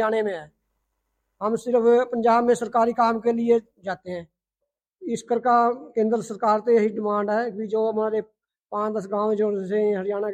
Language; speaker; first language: Hindi; native; Hindi